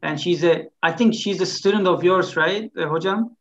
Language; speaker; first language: English; non-native, fluent; Turkish